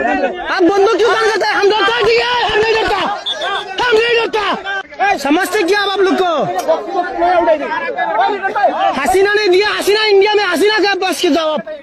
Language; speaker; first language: Hindi; non-native, learner; Bangla